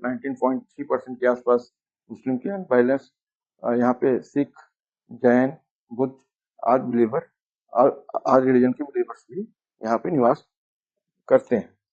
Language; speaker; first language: Hindi; native; Hindi